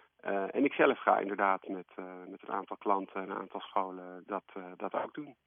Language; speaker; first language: Dutch; native; Dutch